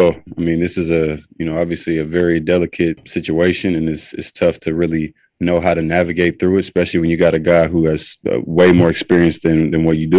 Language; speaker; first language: English; native; English